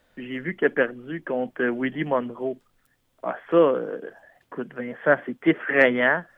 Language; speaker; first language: French; native; French